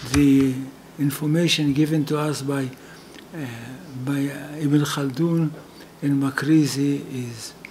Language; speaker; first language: English; non-native, fluent; Hebrew